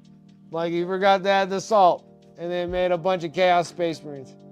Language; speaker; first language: English; native; English